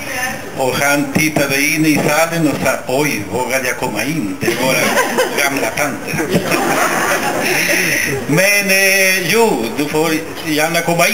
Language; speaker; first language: Swedish; non-native, fluent; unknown